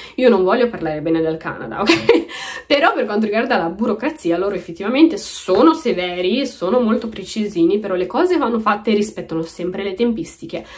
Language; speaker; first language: Italian; early bilingual, other home language; Romanian